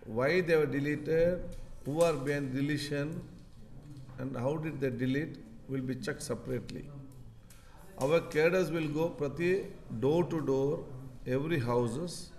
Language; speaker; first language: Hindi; non-native, local second language; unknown